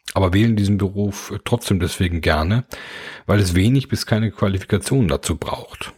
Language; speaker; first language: German; native; German